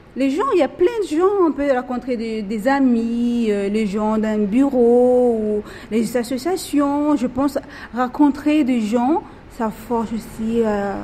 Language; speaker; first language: French; non-native, local second language; Malagasy